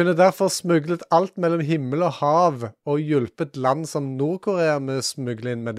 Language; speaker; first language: Norwegian; native; Norwegian